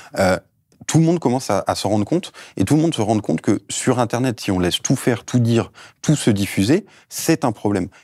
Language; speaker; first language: French; native; French